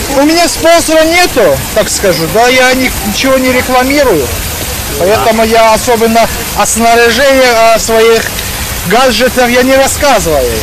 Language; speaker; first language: Russian; non-native, local second language; Azerbaijani